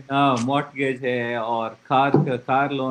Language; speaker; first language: Hindi; non-native, local second language; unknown